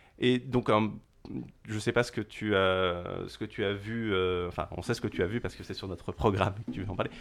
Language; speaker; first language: French; native; French